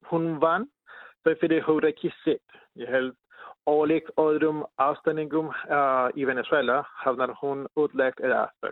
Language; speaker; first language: Icelandic; non-native, learner; Spanish